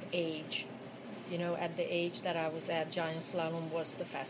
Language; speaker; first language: English; non-native, fluent; Hungarian